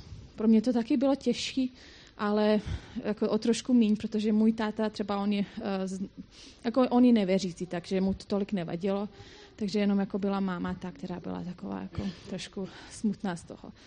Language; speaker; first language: Czech; non-native, fluent; Croatian